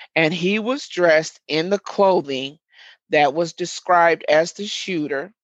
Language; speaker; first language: English; native; English